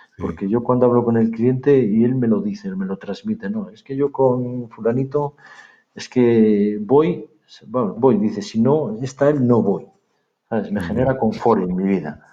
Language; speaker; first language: Spanish; native; Spanish